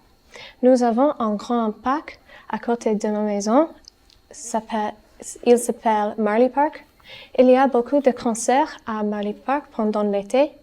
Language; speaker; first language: French; non-native, learner; English